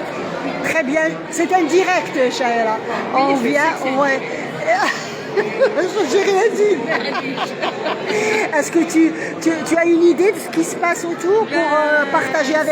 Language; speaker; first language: French; non-native, local second language; Arabic